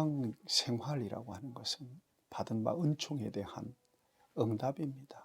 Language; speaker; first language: Korean; native; Korean